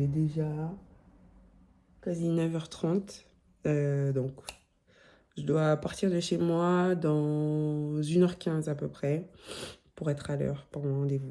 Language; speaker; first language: French; native; French